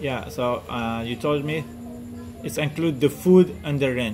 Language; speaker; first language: English; non-native, learner; French